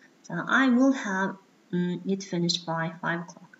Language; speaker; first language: English; non-native, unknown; Mongolian